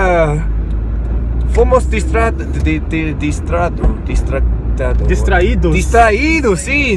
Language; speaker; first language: Portuguese; non-native, learner; English